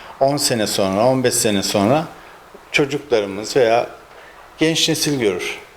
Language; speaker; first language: Turkish; early bilingual, heritage; Turkish